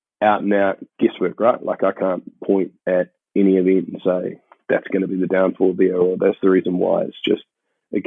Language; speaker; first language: English; native; English